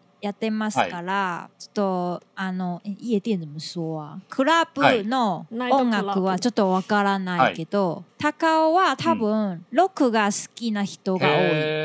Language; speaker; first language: Japanese; non-native, fluent; Chinese